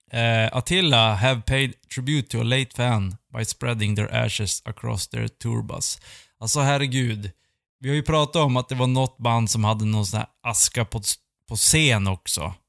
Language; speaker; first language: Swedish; native; Swedish